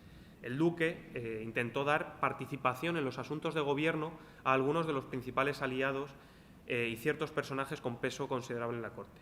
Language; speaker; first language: Spanish; native; Spanish